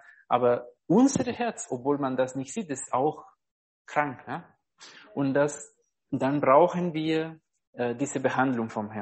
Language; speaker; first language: German; non-native, fluent; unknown